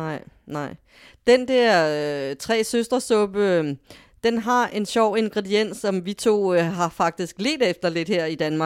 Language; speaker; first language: Danish; native; Danish